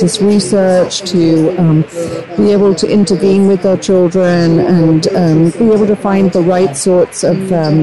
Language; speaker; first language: English; native; English